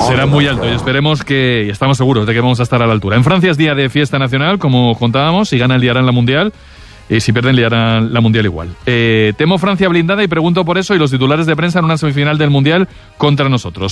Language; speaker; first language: Spanish; native; Spanish